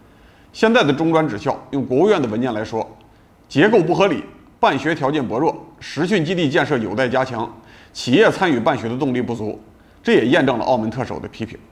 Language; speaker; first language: Chinese; native; Chinese